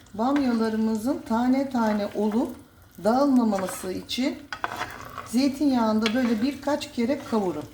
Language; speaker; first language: Turkish; native; Turkish